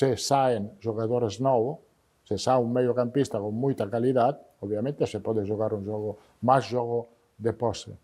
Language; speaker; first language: Portuguese; non-native, fluent; Italian